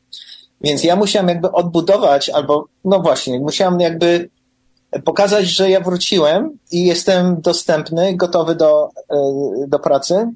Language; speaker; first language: Polish; early bilingual, heritage; English